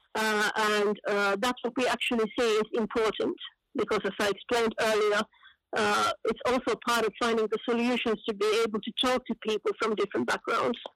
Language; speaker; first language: English; non-native, fluent; Finnish